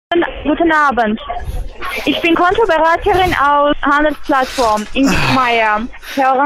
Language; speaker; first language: German; non-native, learner; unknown